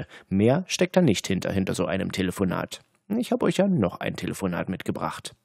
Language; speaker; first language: German; native; German